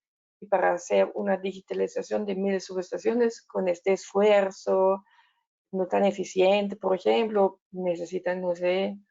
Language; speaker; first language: Spanish; non-native, learner; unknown